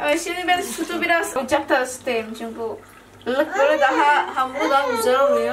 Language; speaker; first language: Turkish; non-native, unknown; Indonesian